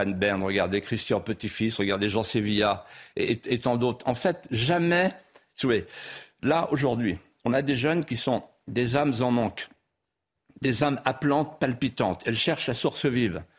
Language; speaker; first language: French; non-native, local second language; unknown